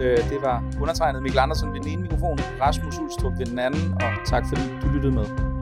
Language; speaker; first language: Danish; native; Danish